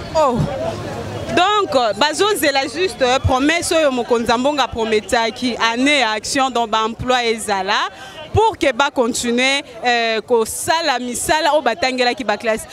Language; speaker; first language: Lingala; native; Lingala